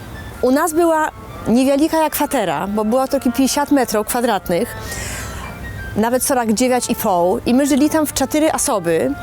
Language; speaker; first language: Polish; non-native, local second language; Belarusian